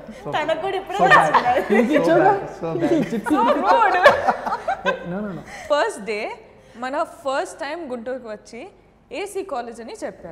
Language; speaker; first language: Telugu; non-native, learner; Kannada